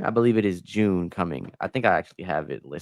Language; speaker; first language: English; native; English